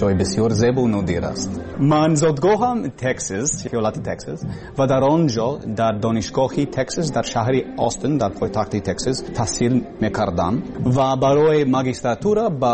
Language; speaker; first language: Persian; non-native, learner; English